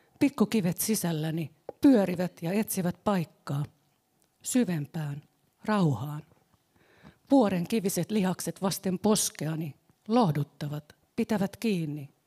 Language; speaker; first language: Finnish; native; Finnish